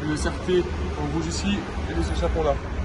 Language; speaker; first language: French; native; French